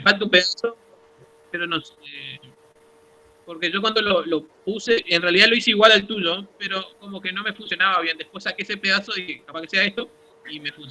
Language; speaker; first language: Spanish; native; Spanish